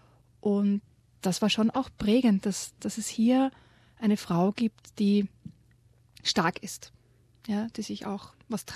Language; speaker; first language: German; native; German